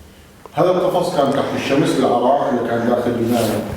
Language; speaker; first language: Arabic; native; Arabic